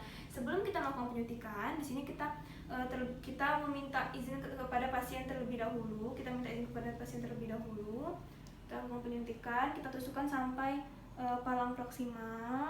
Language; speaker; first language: Indonesian; native; Indonesian